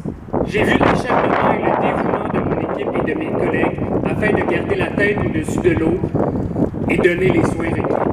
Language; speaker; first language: French; native; French